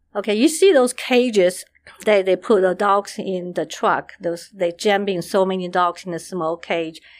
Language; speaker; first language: English; non-native, fluent; Chinese